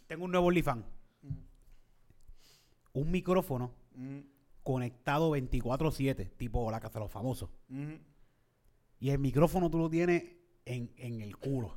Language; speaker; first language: Spanish; native; Spanish